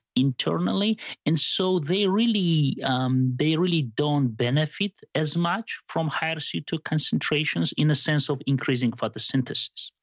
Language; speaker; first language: English; non-native, fluent; Georgian